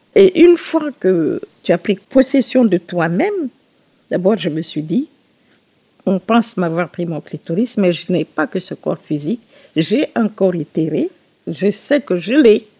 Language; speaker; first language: French; non-native, local second language; Susu